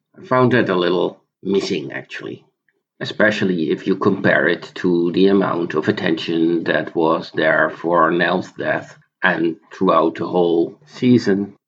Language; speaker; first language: English; non-native, fluent; Dutch